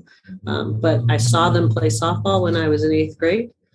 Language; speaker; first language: English; native; English